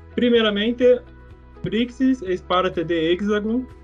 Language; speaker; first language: Portuguese; native; Portuguese